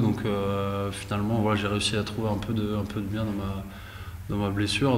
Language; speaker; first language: French; native; French